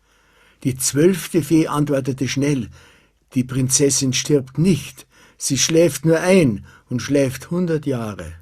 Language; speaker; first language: German; non-native, learner; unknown